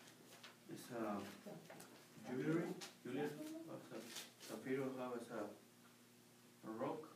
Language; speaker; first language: English; non-native, learner; Spanish